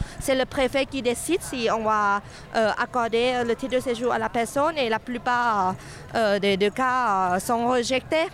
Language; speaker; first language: French; non-native, fluent; Thai